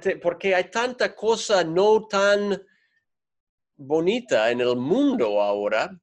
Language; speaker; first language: Spanish; non-native, fluent; English